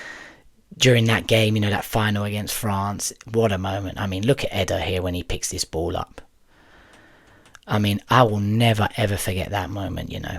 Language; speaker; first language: English; native; English